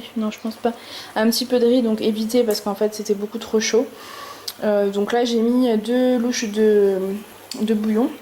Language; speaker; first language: French; native; French